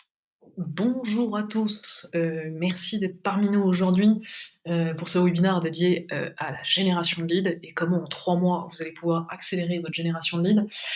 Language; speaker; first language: French; native; French